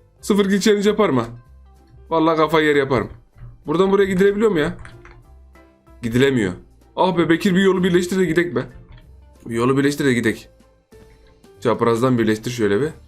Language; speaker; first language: Turkish; native; Turkish